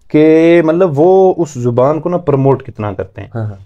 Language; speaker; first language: Hindi; native; Hindi